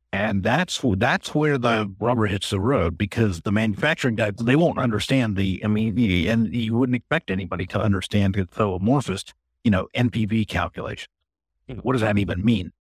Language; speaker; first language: English; native; English